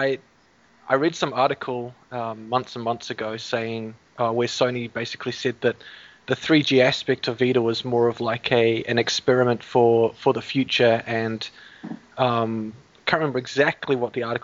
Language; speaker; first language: English; native; English